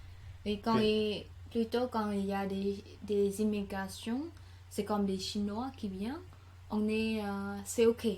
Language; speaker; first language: French; non-native, learner; Khmer